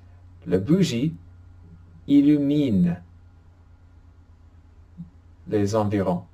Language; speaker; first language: French; non-native, fluent; English